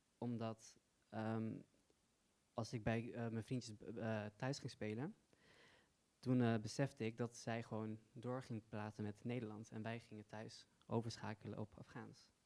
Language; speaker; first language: Dutch; early bilingual, other home language; Persian